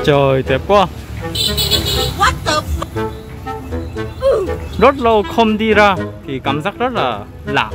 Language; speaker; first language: Vietnamese; non-native, learner; Korean